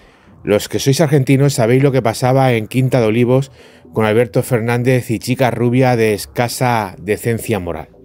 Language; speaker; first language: Spanish; native; Spanish